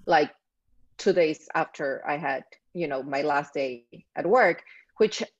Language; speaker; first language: English; non-native, fluent; Spanish